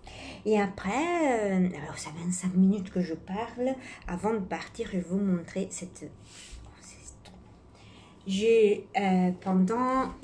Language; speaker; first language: French; non-native, fluent; Italian